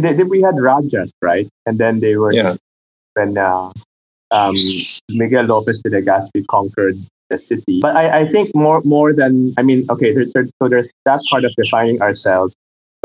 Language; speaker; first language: English; non-native, local second language; Filipino